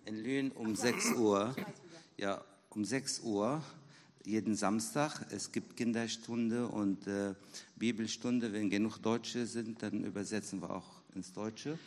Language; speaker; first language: German; non-native, learner; Arabic